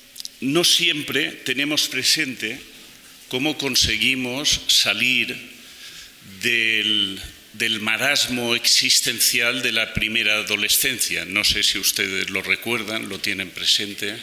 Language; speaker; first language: Spanish; native; Spanish